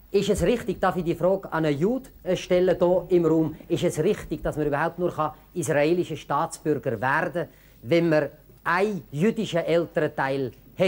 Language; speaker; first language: German; native; German